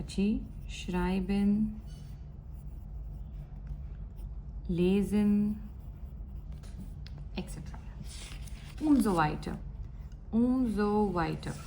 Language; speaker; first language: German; non-native, learner; Gujarati